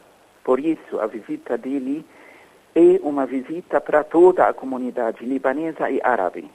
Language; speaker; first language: Portuguese; non-native, fluent; Arabic